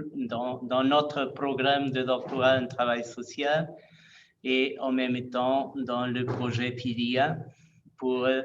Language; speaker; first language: French; non-native, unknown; Portuguese